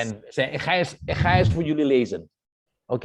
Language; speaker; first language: Dutch; non-native, fluent; Indonesian